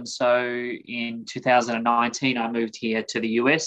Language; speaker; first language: English; native; English